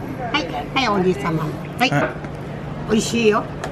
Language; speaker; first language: Japanese; native; Japanese